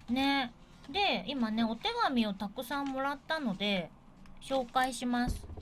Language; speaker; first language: Japanese; native; Japanese